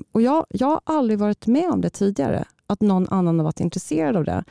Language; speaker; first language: Swedish; early bilingual, other home language; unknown